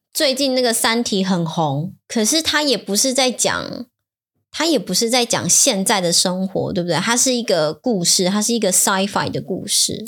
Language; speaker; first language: Chinese; native; Chinese